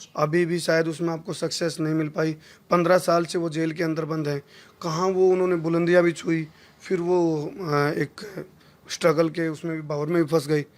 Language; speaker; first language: Hindi; native; Hindi